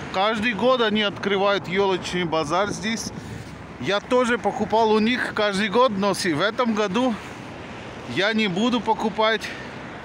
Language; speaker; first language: Russian; non-native, fluent; Hindi